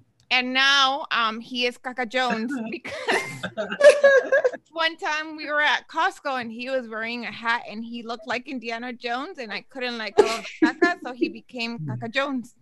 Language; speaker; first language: English; early bilingual, other home language; Spanish